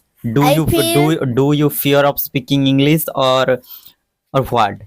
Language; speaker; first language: English; non-native, local second language; Odia